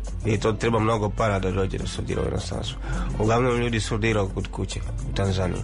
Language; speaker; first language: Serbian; non-native, fluent; Swahili